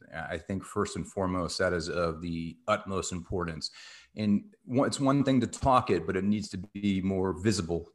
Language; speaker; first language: English; native; English